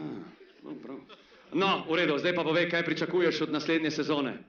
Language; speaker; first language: Slovenian; native; Slovenian